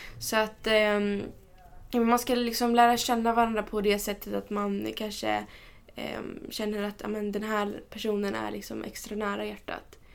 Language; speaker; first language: Swedish; early bilingual, other home language; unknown